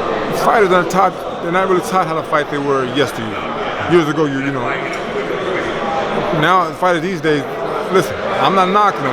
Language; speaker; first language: English; native; English